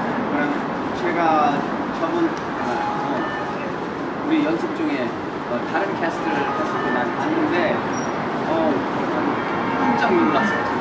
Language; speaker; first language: Korean; early bilingual, heritage; English